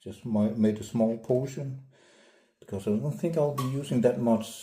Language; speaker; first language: English; non-native, fluent; Danish